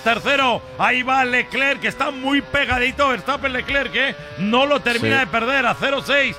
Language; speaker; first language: Spanish; native; Spanish